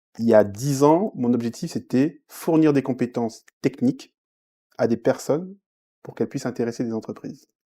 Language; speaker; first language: French; early bilingual, other home language; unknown